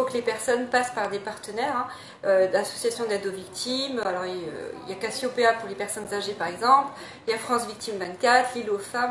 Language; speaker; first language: French; native; French